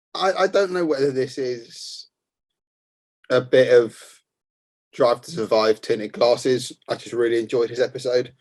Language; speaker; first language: English; native; English